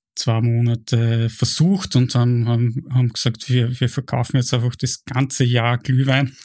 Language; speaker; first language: German; native; German